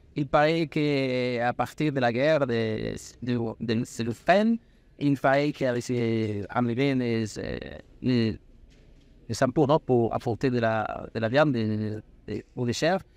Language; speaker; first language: French; non-native, learner; Spanish